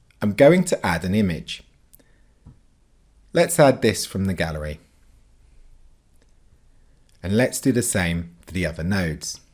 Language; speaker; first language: English; native; English